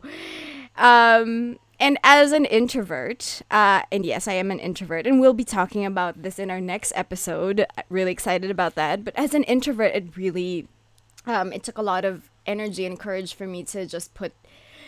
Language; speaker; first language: English; non-native, local second language; Filipino